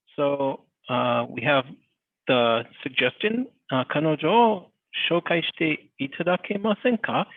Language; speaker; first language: Japanese; non-native, learner; English